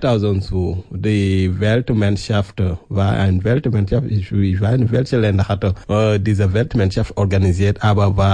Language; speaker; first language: German; non-native, learner; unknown